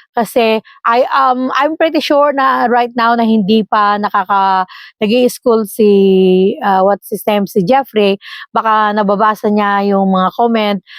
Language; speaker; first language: Filipino; non-native, local second language; Iloko